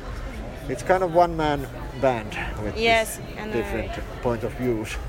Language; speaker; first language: English; non-native, fluent; Finnish